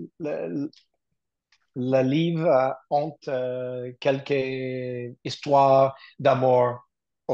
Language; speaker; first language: French; non-native, learner; English